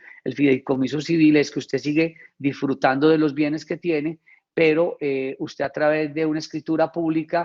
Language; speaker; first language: Spanish; native; Spanish